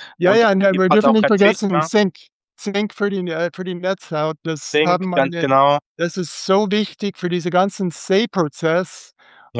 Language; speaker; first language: German; non-native, fluent; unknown